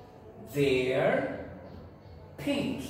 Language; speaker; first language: English; non-native, fluent; Portuguese